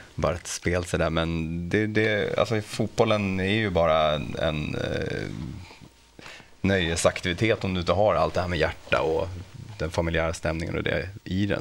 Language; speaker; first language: Swedish; native; Swedish